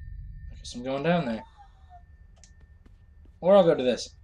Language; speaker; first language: English; native; English